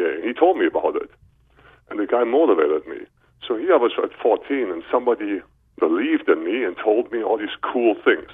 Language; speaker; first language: English; non-native, fluent; German